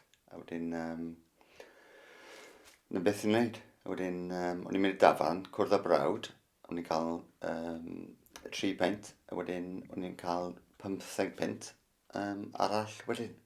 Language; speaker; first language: Welsh; non-native, learner; English